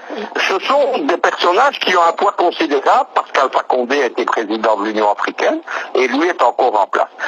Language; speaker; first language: French; native; French